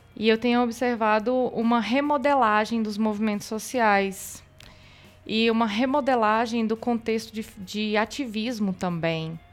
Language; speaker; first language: Portuguese; native; Portuguese